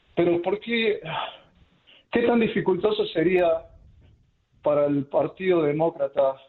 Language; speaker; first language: Spanish; native; Spanish